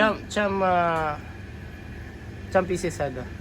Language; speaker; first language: Arabic; non-native, learner; Filipino